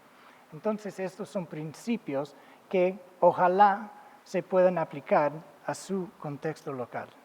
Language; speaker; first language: Spanish; non-native, fluent; English